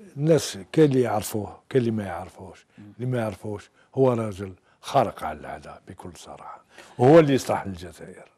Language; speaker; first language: Arabic; native; Arabic